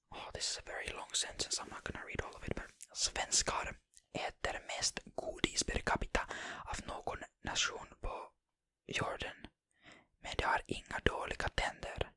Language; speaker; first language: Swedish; non-native, learner; Finnish